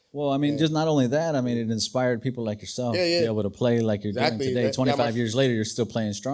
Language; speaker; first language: English; native; English